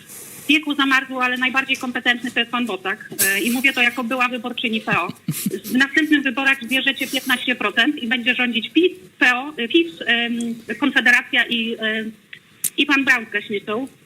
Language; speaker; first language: Polish; native; Polish